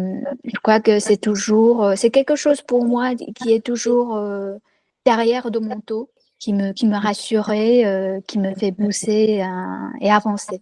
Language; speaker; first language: French; non-native, fluent; Chinese